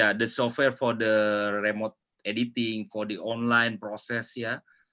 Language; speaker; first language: English; non-native, local second language; Indonesian